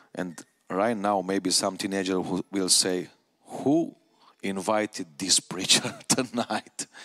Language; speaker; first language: English; non-native, fluent; Romanian